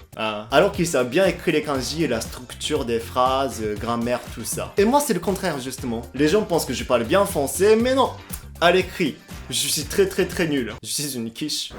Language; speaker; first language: French; non-native, fluent; Japanese